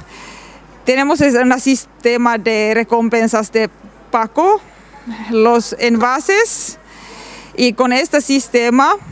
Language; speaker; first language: Spanish; non-native, learner; Finnish